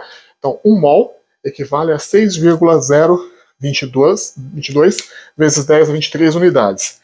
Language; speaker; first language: Portuguese; native; Portuguese